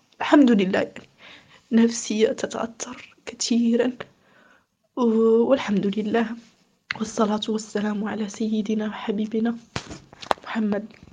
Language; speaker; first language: Arabic; native; Arabic